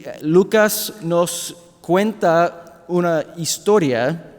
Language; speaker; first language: Spanish; non-native, fluent; English